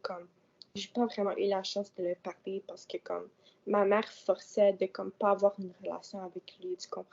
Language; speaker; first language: French; non-native, local second language; English